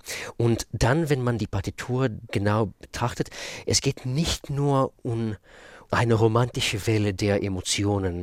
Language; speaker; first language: German; non-native, fluent; Russian